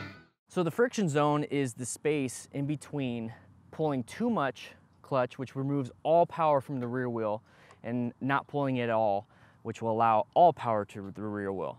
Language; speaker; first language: English; native; English